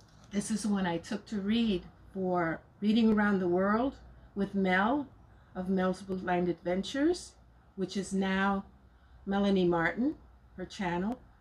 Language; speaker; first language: English; non-native, local second language; Spanish